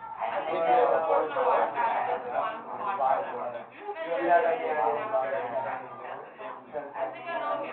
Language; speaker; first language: English; non-native, learner; Chinese